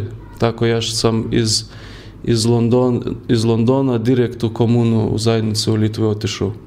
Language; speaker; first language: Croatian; non-native, learner; Lithuanian